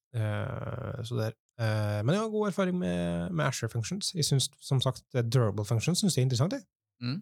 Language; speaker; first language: Norwegian; native; Norwegian